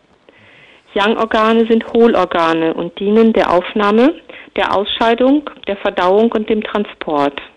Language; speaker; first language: German; native; German